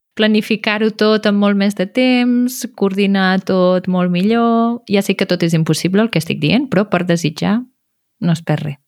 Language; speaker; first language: Catalan; native; Catalan